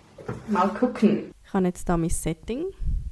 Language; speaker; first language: German; native; German